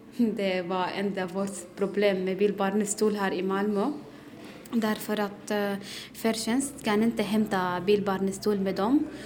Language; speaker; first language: Swedish; non-native, learner; Arabic